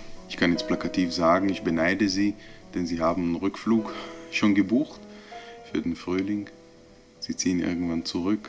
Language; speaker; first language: German; non-native, fluent; Hebrew